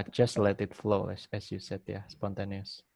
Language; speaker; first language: English; non-native, fluent; Indonesian